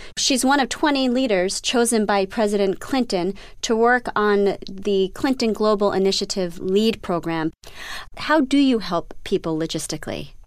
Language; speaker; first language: English; native; English